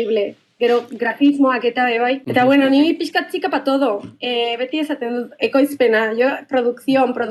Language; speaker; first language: Basque; non-native, local second language; Spanish